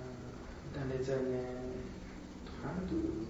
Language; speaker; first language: French; non-native, learner; Japanese